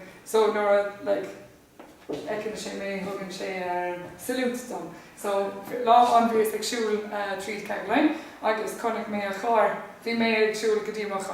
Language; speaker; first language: Irish; non-native, learner; English